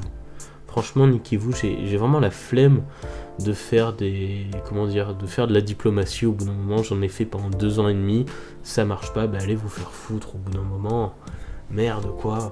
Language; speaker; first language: French; native; French